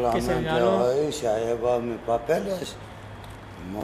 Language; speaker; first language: Spanish; non-native, learner; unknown